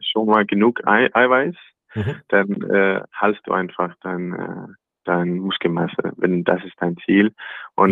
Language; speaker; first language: German; non-native, learner; Danish